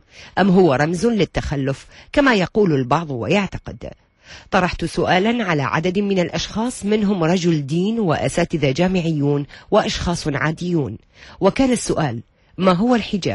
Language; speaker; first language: Arabic; native; Arabic